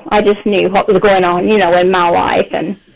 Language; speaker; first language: English; native; English